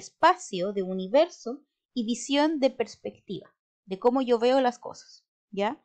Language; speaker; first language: Spanish; native; Spanish